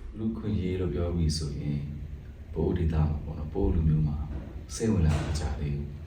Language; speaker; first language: Burmese; non-native, local second language; Pa'o Karen